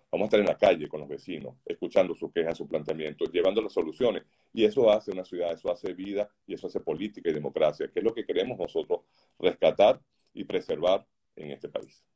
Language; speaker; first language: Spanish; native; Spanish